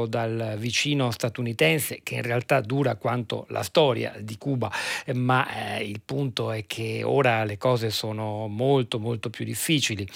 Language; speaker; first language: Italian; native; Italian